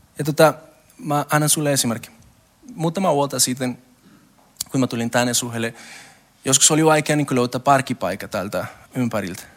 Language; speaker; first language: Finnish; non-native, learner; Spanish